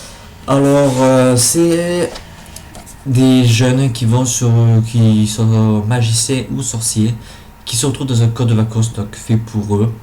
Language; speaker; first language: French; native; French